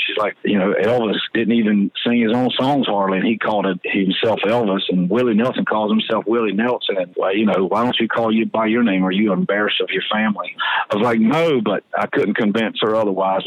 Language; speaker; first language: English; native; English